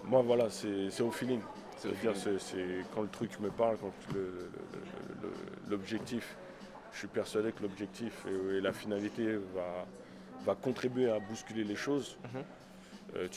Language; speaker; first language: French; native; French